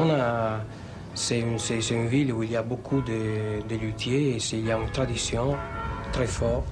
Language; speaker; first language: French; non-native, fluent; Italian